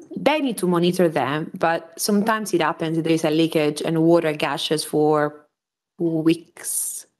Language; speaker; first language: English; non-native, fluent; Italian